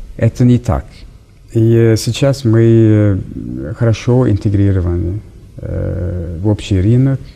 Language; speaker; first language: Russian; non-native, fluent; Norwegian